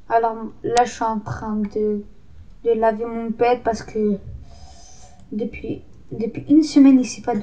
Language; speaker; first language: French; native; French